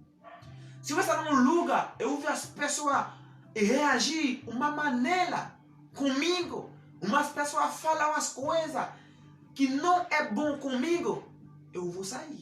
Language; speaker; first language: Portuguese; non-native, learner; Haitian Creole